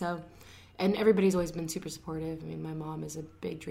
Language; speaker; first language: English; native; English